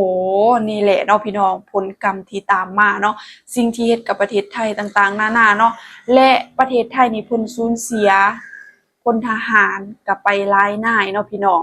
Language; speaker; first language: Thai; non-native, local second language; Northeastern Thai